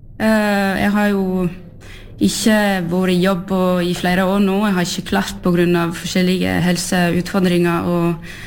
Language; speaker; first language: Norwegian; early bilingual, heritage; Norwegian